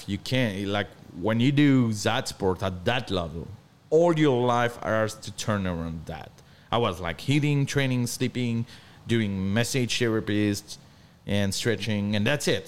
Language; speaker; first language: English; non-native, learner; French